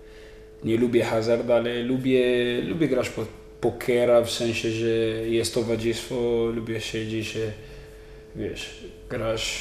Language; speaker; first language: Polish; non-native, learner; Italian